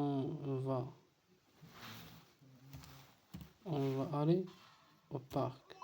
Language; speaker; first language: French; non-native, learner; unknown